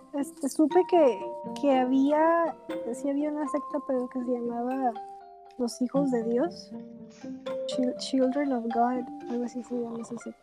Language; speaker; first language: Spanish; native; Spanish